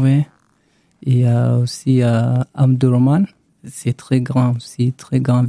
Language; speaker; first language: French; non-native, learner; Arabic